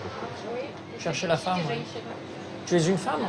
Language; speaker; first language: French; native; French